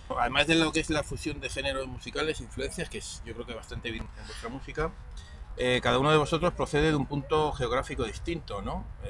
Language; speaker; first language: Spanish; native; Spanish